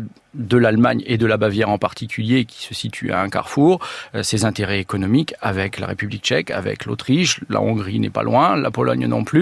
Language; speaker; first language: French; native; French